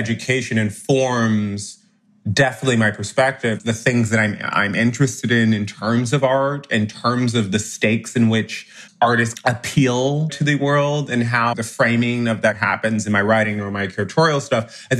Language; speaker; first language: English; native; English